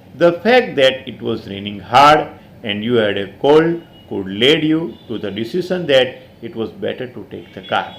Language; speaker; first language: English; non-native, local second language; Gujarati